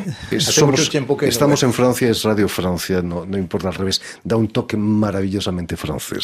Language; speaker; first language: Spanish; native; Spanish